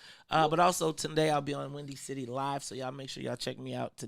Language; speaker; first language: English; native; English